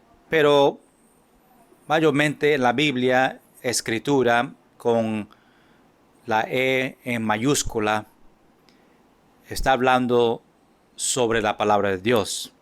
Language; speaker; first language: Spanish; non-native, fluent; English